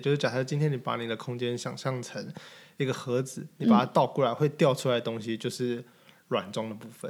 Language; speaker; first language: Chinese; native; Chinese